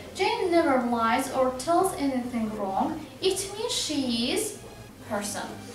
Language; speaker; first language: English; non-native, fluent; Azerbaijani